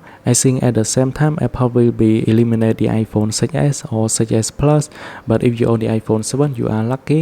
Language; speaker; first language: English; non-native, learner; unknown